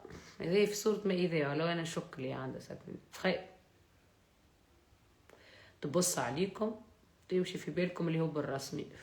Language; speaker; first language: Arabic; native; Arabic